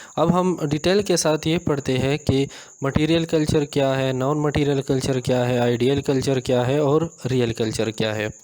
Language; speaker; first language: Urdu; non-native, local second language; Pashto